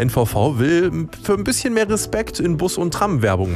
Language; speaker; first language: German; native; German